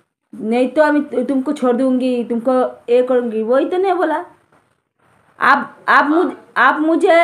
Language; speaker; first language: Hindi; non-native, local second language; Bangla